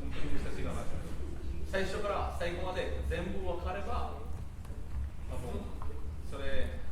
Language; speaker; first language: Japanese; non-native, learner; English